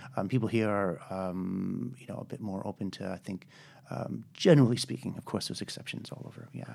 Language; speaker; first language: English; native; English